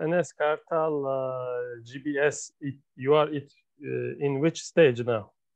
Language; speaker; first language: English; non-native, fluent; Turkish